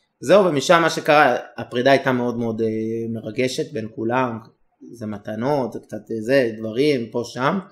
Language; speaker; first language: Hebrew; native; Hebrew